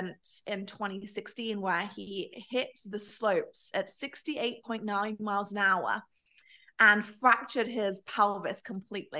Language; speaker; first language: English; native; English